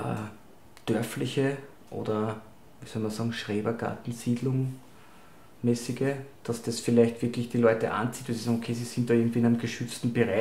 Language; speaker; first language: German; native; German